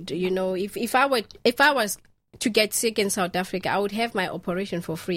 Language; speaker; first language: English; non-native, local second language; Southern Sotho